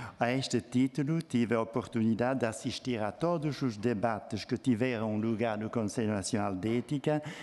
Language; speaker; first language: Portuguese; non-native, fluent; French